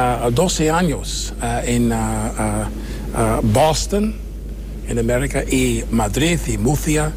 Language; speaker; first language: Spanish; non-native, learner; English